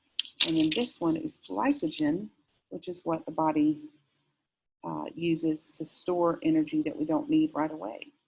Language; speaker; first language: English; native; English